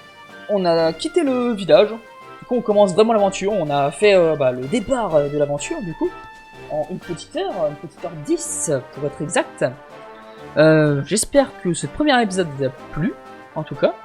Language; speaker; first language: French; native; French